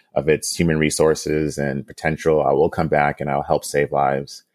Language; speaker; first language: English; early bilingual, other home language; Yoruba